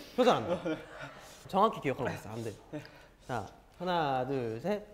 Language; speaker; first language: Korean; native; Korean